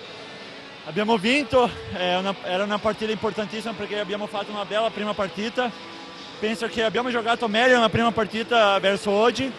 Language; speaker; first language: Italian; non-native, learner; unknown